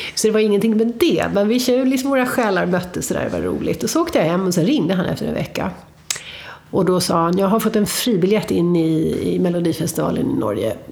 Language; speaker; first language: Swedish; native; Swedish